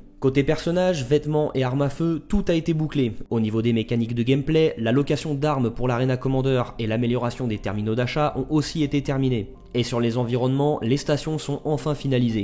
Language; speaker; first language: French; native; French